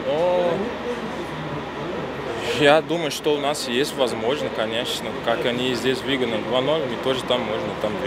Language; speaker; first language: Russian; non-native, learner; Portuguese